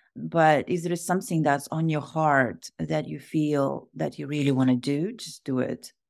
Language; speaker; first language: English; non-native, fluent; Russian